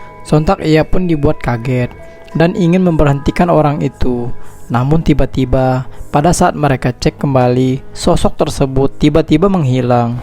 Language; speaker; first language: Indonesian; native; Indonesian